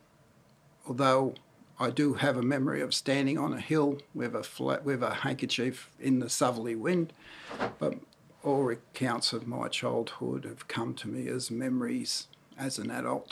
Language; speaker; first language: English; native; English